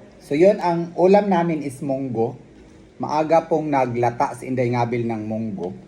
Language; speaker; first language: Filipino; non-native, local second language; Cebuano